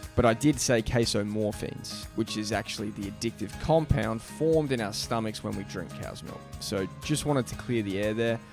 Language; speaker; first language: English; native; English